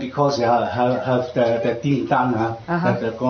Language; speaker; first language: English; non-native, learner; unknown